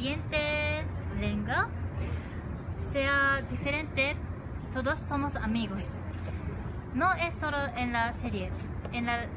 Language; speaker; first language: Spanish; non-native, learner; Japanese